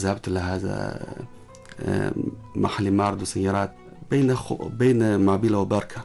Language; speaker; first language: Arabic; non-native, learner; Chinese